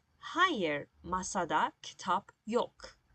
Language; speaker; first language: Turkish; non-native, learner; Persian